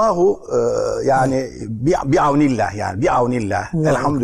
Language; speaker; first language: Arabic; non-native, learner; Turkish